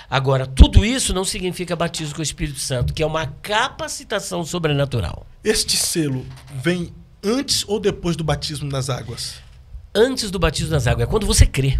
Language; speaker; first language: Portuguese; native; Portuguese